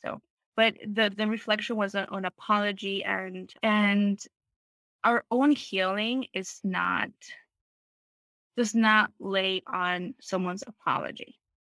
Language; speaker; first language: English; non-native, fluent; Spanish